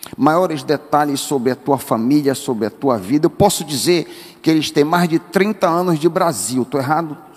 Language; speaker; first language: Portuguese; native; Portuguese